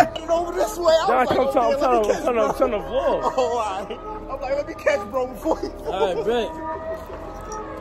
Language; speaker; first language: English; native; English